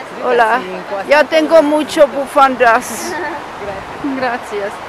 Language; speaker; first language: Spanish; non-native, learner; English